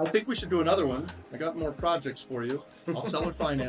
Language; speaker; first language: English; native; English